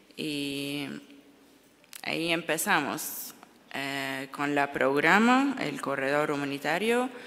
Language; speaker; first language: Spanish; non-native, learner; Arabic